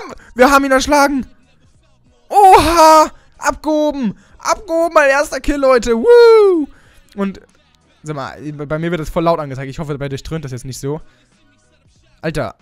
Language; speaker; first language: German; native; German